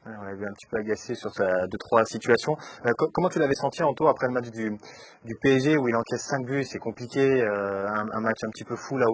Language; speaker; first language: French; native; French